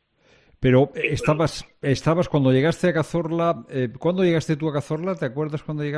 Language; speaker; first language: Spanish; native; Spanish